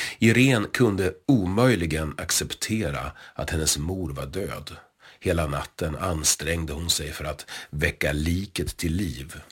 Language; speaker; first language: Swedish; native; Swedish